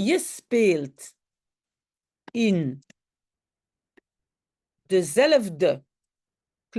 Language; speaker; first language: Dutch; non-native, local second language; French